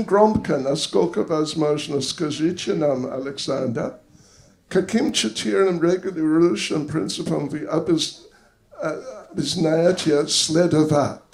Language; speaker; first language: Russian; non-native, learner; English